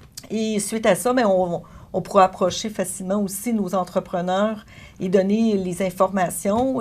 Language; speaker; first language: French; native; French